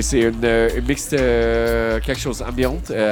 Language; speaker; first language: French; non-native, learner; English